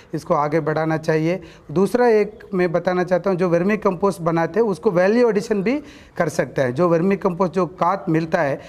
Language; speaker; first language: Hindi; non-native, local second language; Kannada